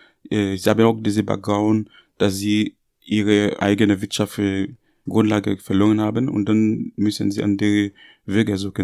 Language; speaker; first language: German; non-native, learner; Haitian Creole